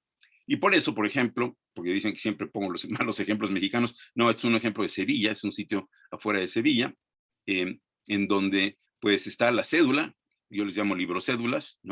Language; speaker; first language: Spanish; native; Spanish